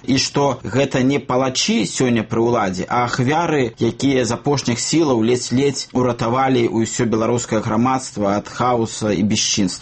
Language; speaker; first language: Belarusian; native; Belarusian